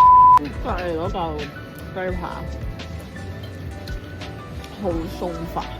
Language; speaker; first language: Cantonese; native; Cantonese